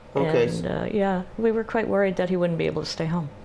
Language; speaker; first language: English; native; English